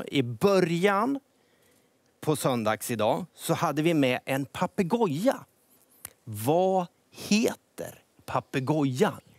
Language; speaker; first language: Swedish; native; Swedish